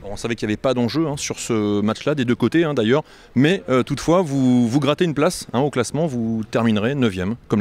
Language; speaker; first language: French; native; French